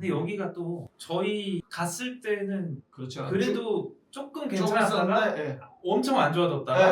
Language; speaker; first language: Korean; native; Korean